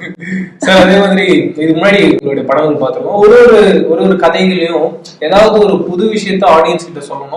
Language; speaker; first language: Tamil; native; Tamil